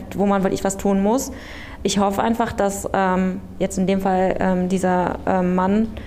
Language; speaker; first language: German; early bilingual, other home language; Korean